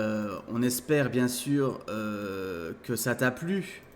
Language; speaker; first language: French; native; French